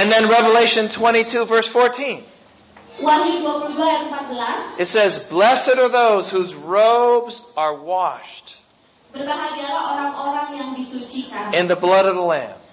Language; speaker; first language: English; native; English